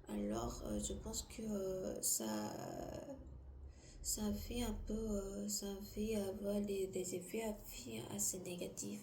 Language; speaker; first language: French; non-native, learner; Korean